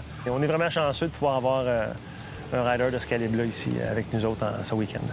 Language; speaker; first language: French; native; French